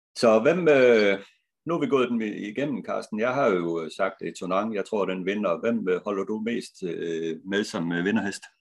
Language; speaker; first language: Danish; native; Danish